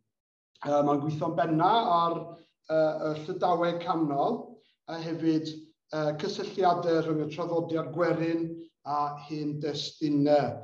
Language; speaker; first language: Welsh; native; Welsh